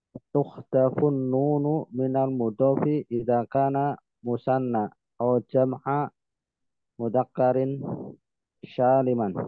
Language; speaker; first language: Arabic; non-native, learner; Indonesian